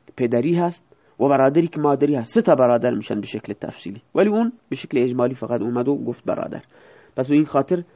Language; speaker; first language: Persian; non-native, local second language; Baluchi